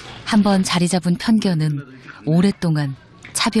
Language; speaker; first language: Korean; native; Korean